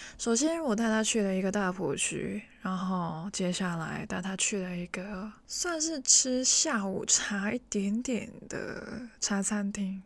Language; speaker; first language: Chinese; non-native, local second language; Cantonese